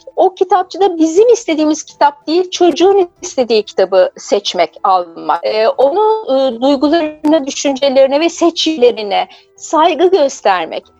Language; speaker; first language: Turkish; native; Turkish